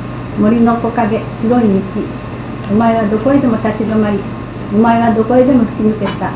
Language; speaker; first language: Japanese; native; Japanese